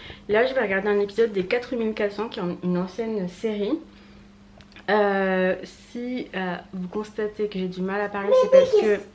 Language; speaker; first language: French; native; French